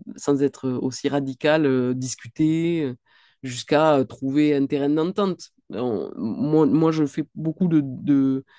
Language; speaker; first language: French; native; French